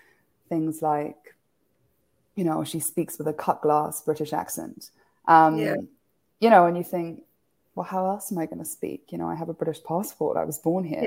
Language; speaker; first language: English; native; English